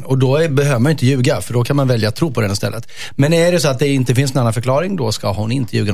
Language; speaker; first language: Swedish; native; Swedish